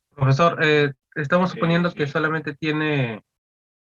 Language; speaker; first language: Spanish; native; Spanish